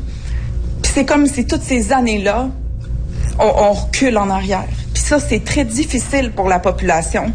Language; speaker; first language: French; native; French